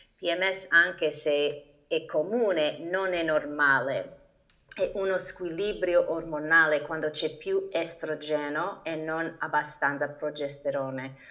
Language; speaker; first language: Italian; non-native, fluent; English